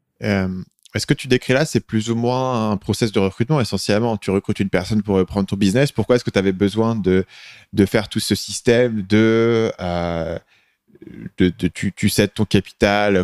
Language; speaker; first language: French; native; French